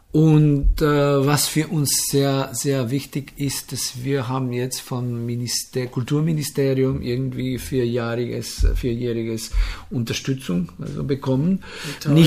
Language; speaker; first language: German; non-native, fluent; Slovenian